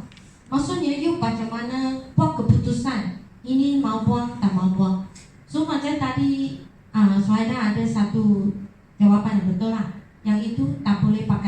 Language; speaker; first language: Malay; non-native, local second language; Chinese